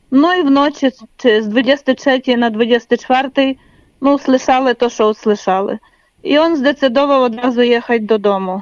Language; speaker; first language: Polish; non-native, learner; Ukrainian